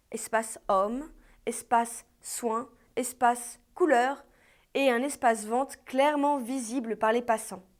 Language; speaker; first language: French; native; French